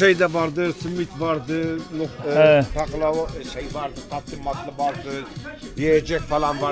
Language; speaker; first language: Turkish; non-native, local second language; Kurdish